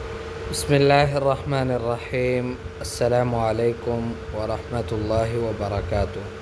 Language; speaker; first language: Arabic; non-native, fluent; Urdu